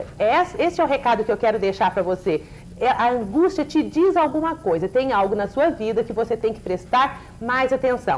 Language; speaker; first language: Portuguese; native; Portuguese